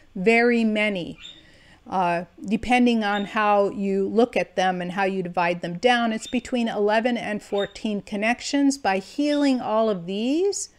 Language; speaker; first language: English; native; English